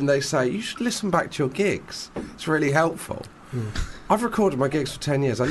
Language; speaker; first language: English; native; English